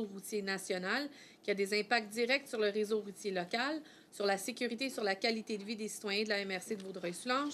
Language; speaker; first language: French; native; French